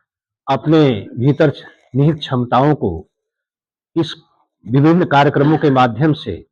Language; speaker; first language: Hindi; native; Hindi